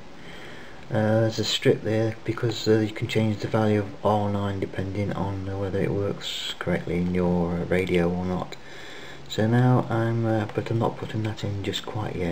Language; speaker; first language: English; native; English